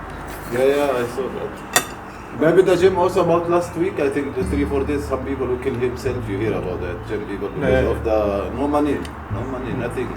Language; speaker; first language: English; non-native, learner; Arabic